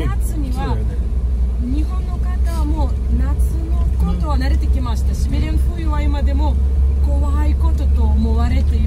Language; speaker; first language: Japanese; non-native, learner; Russian